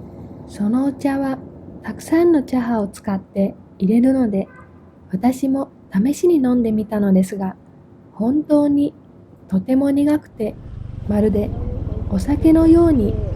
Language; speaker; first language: Japanese; non-native, fluent; Vietnamese